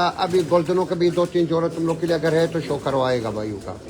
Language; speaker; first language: Hindi; non-native, learner; Arabic